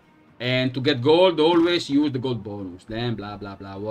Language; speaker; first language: English; non-native, fluent; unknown